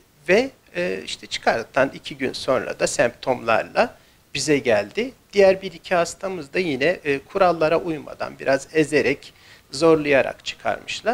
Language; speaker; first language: Turkish; native; Turkish